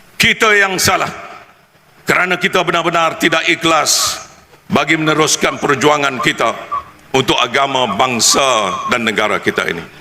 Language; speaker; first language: Malay; native; Malay